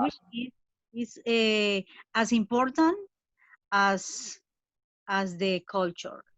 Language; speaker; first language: English; non-native, fluent; Spanish